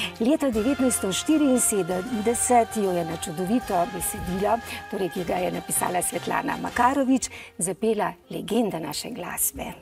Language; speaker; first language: Slovenian; native; Slovenian